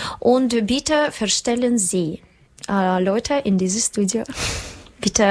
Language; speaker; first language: German; non-native, learner; Russian